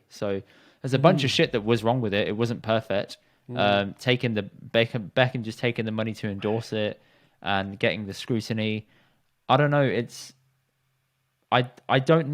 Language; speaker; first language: English; early bilingual, other home language; Punjabi